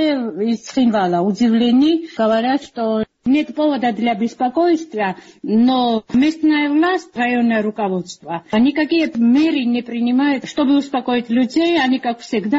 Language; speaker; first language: Russian; non-native, fluent; Georgian